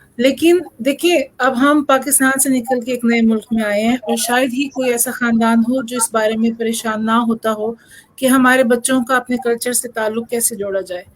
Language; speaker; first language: Urdu; non-native, local second language; Saraiki